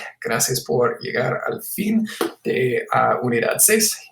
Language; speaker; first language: Spanish; non-native, fluent; English